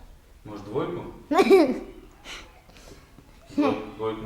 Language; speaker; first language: Russian; native; Russian